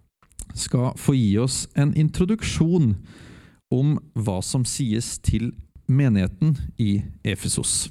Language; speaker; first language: Norwegian; native; Norwegian